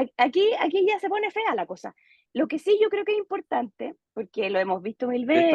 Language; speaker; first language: Spanish; native; Spanish